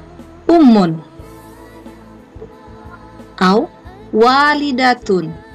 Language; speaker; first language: Arabic; non-native, fluent; Indonesian